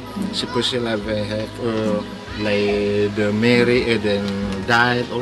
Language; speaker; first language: English; non-native, learner; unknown